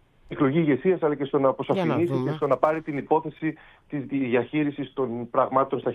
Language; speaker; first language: Greek; native; Greek